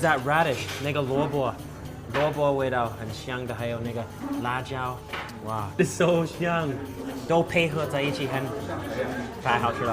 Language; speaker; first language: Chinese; non-native, learner; English